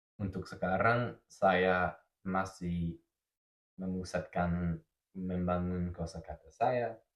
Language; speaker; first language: Indonesian; non-native, fluent; English